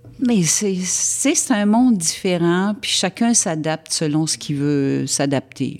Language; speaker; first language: French; native; French